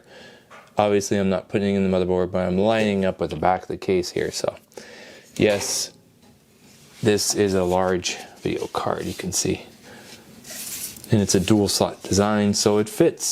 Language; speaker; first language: English; native; English